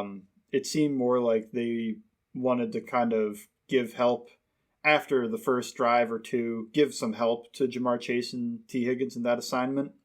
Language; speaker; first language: English; native; English